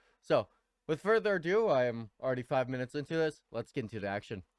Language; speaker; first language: English; native; English